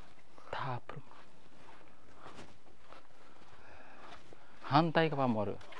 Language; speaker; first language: Japanese; non-native, fluent; Khmer